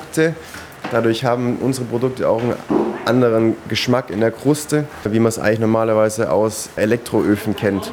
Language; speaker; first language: German; native; German